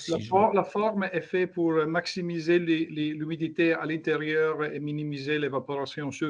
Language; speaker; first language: French; non-native, learner; Italian